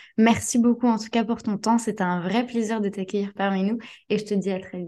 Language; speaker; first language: French; native; French